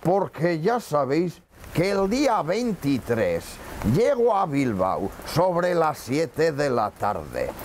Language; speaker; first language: Spanish; non-native, local second language; Basque